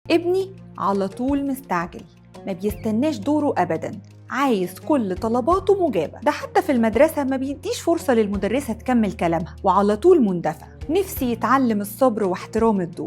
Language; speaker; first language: Arabic; native; Arabic